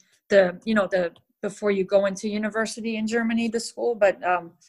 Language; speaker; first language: English; native; English